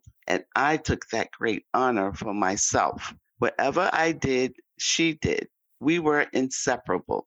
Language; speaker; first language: English; native; English